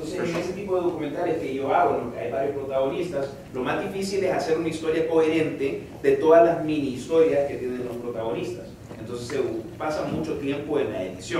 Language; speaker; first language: Spanish; native; Spanish